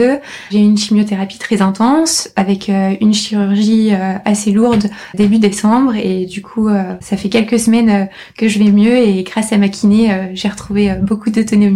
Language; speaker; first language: French; native; French